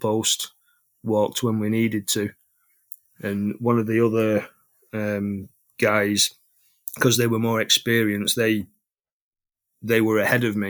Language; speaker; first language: English; native; English